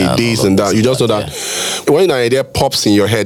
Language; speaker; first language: English; non-native, local second language; Yoruba